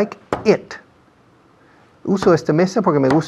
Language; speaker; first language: Spanish; non-native, fluent; English